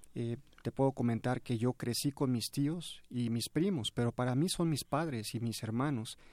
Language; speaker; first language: Spanish; early bilingual, heritage; Spanish